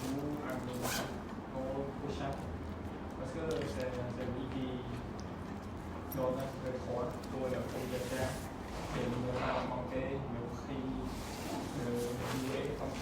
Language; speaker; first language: French; non-native, learner; Khmer